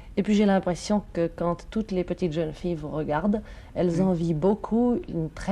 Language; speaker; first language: French; native; French